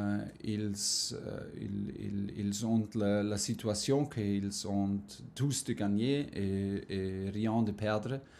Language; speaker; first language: French; non-native, fluent; German